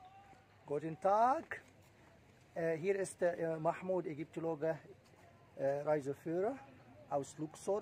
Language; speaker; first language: German; non-native, learner; Arabic